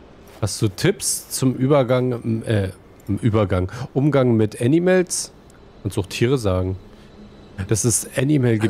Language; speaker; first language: German; native; German